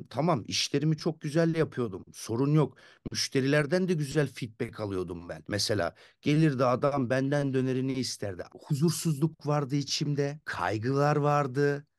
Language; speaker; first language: Turkish; early bilingual, heritage; Turkish